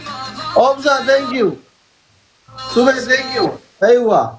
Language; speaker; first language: Arabic; non-native, learner; Oromo